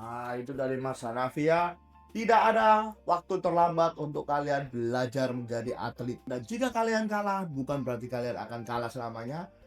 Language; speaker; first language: Indonesian; native; Indonesian